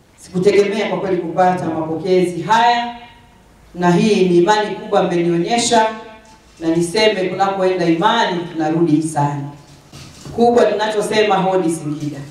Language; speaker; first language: Swahili; native; Swahili